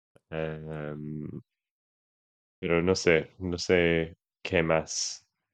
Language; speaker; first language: Spanish; non-native, learner; English